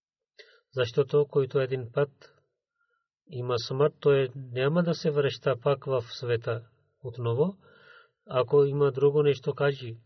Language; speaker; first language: Bulgarian; non-native, learner; Urdu